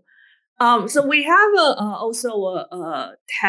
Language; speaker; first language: English; non-native, fluent; Chinese